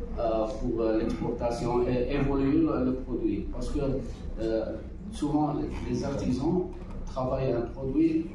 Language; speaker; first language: French; non-native, local second language; Arabic